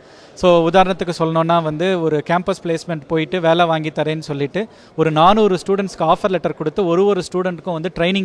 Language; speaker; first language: Tamil; native; Tamil